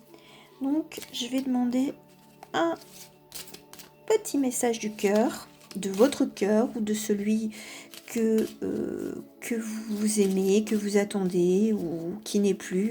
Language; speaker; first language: French; native; French